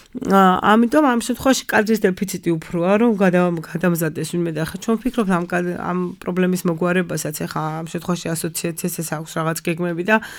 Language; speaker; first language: Georgian; native; Georgian